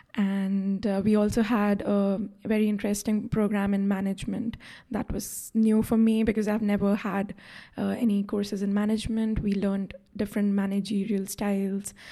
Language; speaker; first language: English; non-native, local second language; Hindi